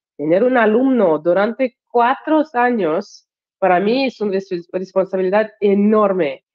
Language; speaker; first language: Spanish; non-native, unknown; Russian